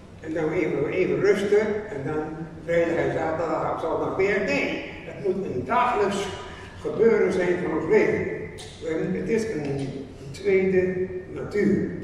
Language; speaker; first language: Dutch; non-native, fluent; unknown